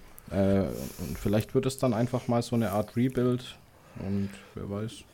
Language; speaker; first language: German; native; German